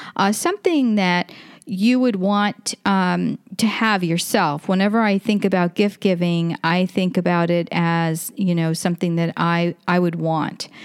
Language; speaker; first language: English; native; English